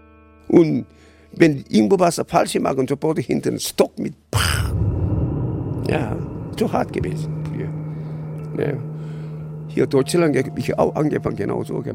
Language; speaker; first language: German; non-native, learner; Korean